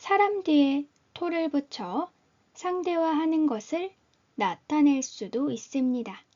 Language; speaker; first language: Korean; native; Korean